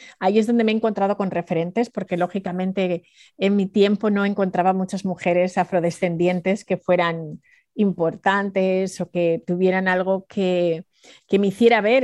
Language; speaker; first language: Spanish; early bilingual, other home language; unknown